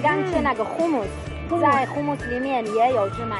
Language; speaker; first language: Chinese; non-native, learner; Hebrew